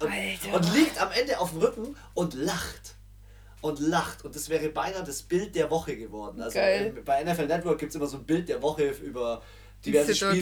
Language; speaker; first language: German; native; German